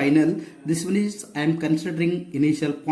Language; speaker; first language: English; non-native, local second language; Kannada